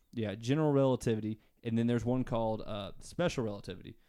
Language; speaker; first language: English; native; English